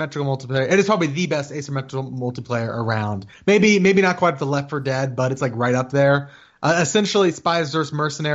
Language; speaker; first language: English; native; English